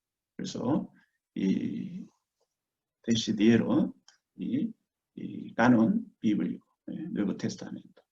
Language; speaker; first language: Spanish; non-native, fluent; Korean